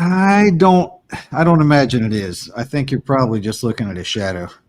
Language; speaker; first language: English; native; English